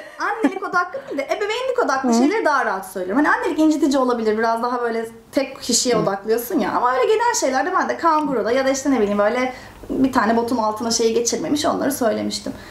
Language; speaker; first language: Turkish; native; Turkish